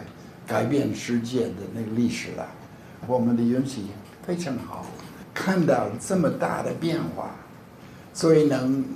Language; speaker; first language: Chinese; non-native, fluent; English